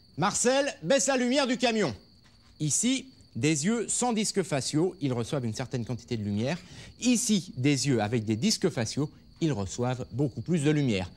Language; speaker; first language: French; native; French